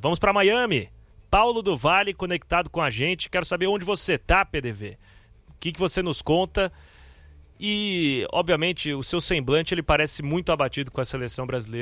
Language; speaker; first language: Portuguese; native; Portuguese